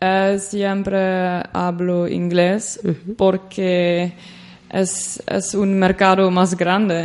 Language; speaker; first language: Spanish; non-native, learner; Dutch